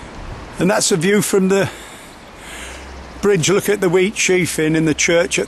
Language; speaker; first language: English; native; English